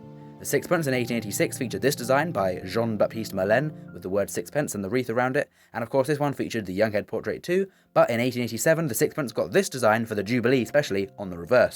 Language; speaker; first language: English; native; English